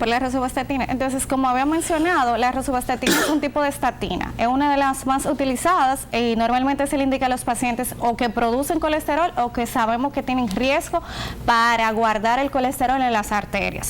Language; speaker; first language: Spanish; native; Spanish